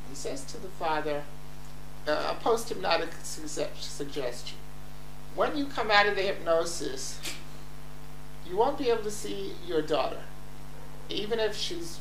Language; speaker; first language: English; native; English